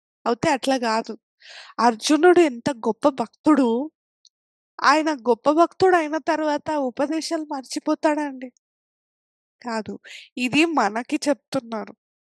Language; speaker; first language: Telugu; non-native, fluent; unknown